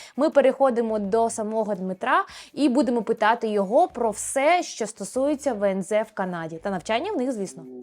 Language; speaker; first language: Ukrainian; native; Ukrainian